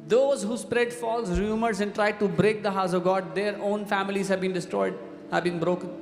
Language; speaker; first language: English; non-native, local second language; Hindi